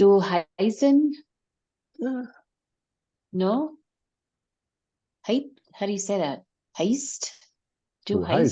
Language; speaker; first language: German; non-native, learner; English